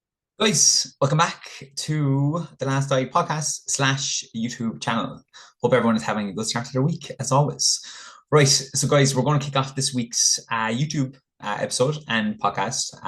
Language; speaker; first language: English; native; English